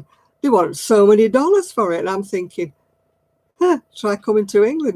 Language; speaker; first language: English; native; English